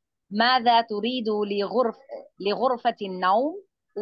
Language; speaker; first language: Arabic; non-native, learner; Urdu